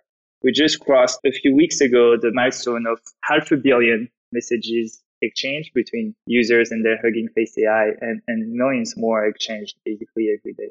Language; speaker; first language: English; non-native, fluent; French